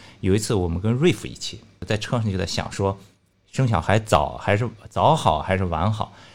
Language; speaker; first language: Chinese; native; Chinese